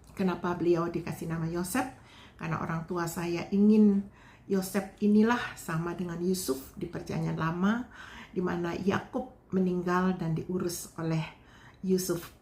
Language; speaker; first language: Indonesian; non-native, local second language; Balinese